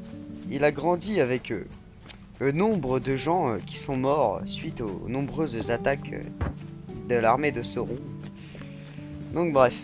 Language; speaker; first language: French; native; French